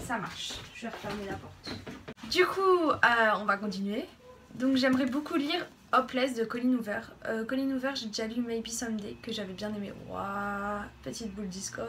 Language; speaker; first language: French; native; French